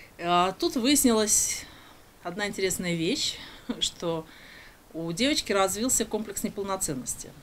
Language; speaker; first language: Russian; native; Russian